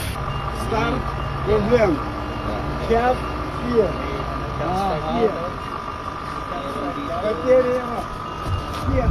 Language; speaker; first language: English; non-native, learner; Russian